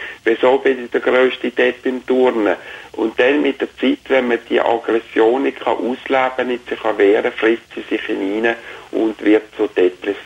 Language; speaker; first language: German; native; German